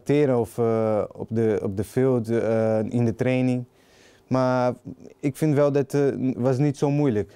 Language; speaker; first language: Dutch; non-native, learner; Portuguese